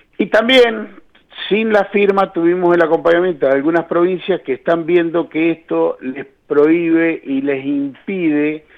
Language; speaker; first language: Spanish; native; Spanish